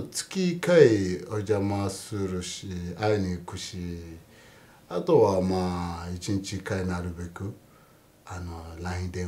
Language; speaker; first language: Japanese; non-native, fluent; Yoruba